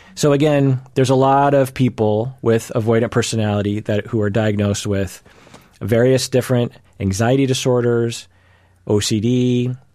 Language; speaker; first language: English; early bilingual, other home language; Japanese